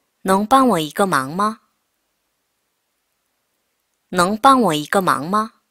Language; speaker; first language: Chinese; non-native, fluent; Korean